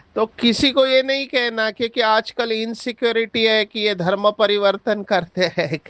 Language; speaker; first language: Hindi; non-native, local second language; Marathi